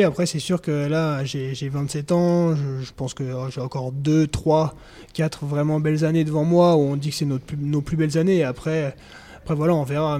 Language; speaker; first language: French; native; French